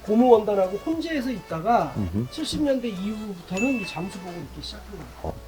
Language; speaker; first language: Korean; native; Korean